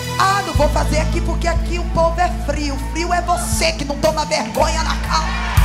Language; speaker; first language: Portuguese; native; Portuguese